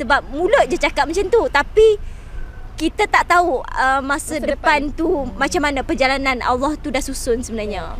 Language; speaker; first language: Malay; native; Malay